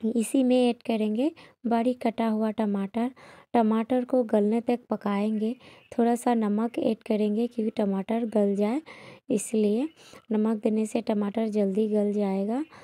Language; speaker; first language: Hindi; non-native, local second language; Bangla